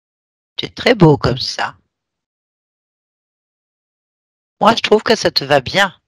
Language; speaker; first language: French; native; French